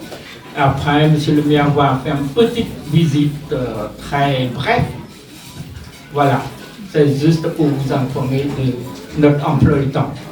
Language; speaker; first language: French; non-native, fluent; Khmer